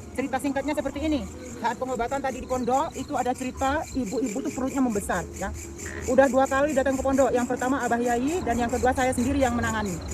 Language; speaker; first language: Indonesian; non-native, local second language; Madurese